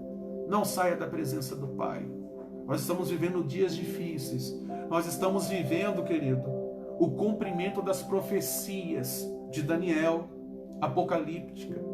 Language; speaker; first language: Portuguese; native; Portuguese